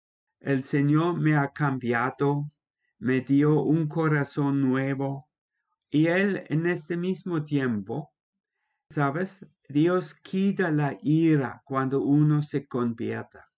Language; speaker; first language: Spanish; non-native, fluent; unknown